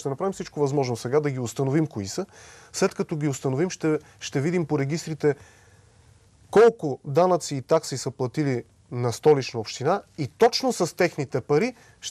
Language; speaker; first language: Bulgarian; native; Bulgarian